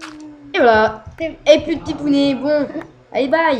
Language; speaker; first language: French; native; French